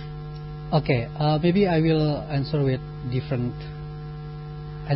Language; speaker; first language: English; non-native, learner; Indonesian